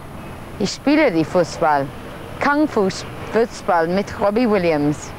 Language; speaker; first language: German; non-native, learner; English